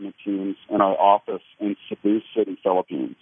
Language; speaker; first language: English; native; English